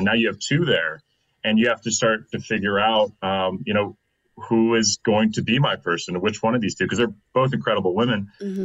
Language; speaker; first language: English; native; English